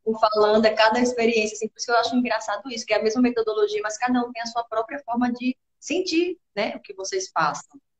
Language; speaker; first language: Portuguese; native; Portuguese